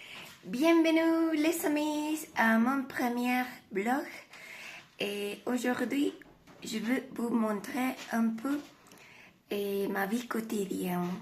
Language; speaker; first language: French; non-native, learner; Spanish